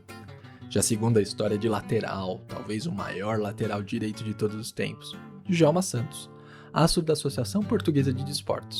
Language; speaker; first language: Portuguese; native; Portuguese